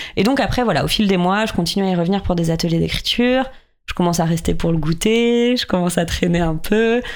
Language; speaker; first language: French; native; French